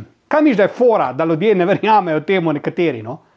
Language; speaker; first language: Slovenian; native; Slovenian